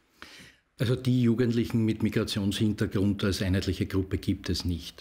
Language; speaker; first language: German; native; German